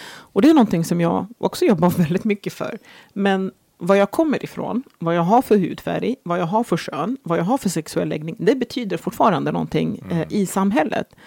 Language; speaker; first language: Swedish; early bilingual, other home language; Arabic